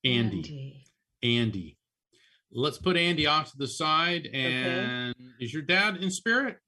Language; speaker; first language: English; early bilingual, other home language; Italian